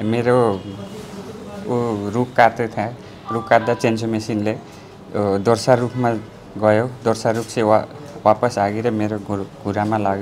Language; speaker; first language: Hindi; non-native, learner; Nepali